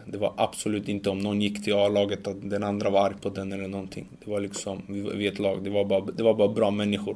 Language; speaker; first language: Swedish; early bilingual, other home language; Macedonian